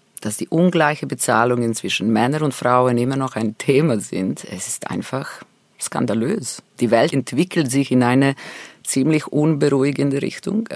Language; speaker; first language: German; non-native, fluent; Serbian